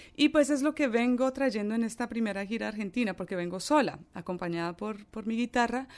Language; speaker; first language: Spanish; early bilingual, other home language; English